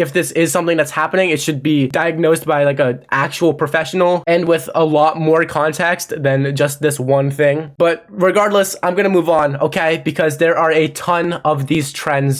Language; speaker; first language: English; native; English